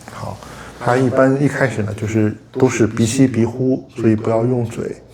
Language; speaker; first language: Chinese; native; Chinese